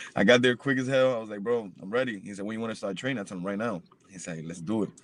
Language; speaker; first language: English; early bilingual, other home language; Spanish